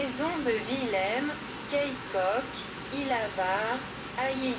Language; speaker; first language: French; non-native, local second language; Haitian Creole